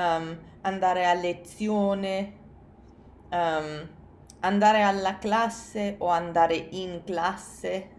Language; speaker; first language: Italian; non-native, fluent; English